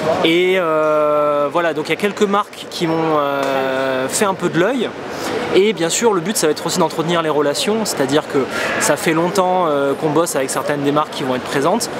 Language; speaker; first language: French; native; French